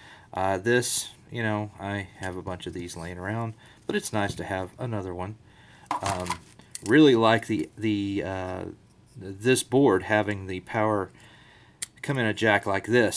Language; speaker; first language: English; native; English